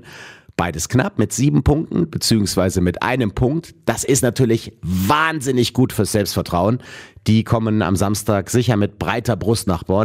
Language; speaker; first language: German; native; German